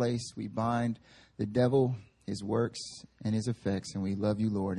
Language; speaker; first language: English; native; English